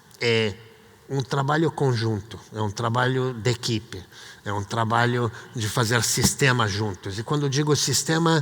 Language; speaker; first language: Portuguese; non-native, fluent; Italian